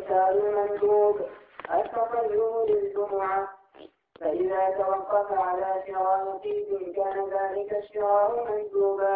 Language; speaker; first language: Arabic; native; Arabic